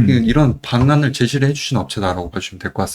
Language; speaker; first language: Korean; native; Korean